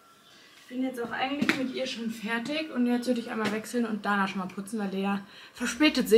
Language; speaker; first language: German; native; German